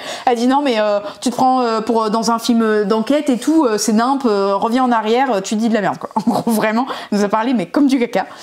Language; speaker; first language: French; native; French